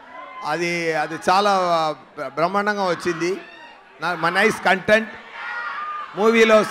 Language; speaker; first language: Telugu; non-native, learner; Tamil